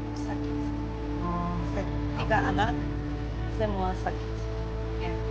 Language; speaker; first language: Indonesian; non-native, fluent; Turkish